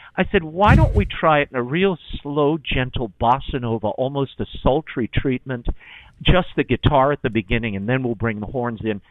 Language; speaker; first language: English; native; English